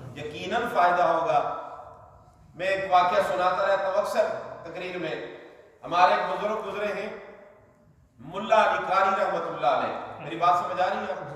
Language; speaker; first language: Urdu; non-native, local second language; Northern Hindko